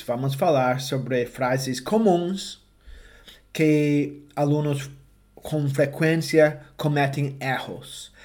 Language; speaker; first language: Portuguese; non-native, fluent; English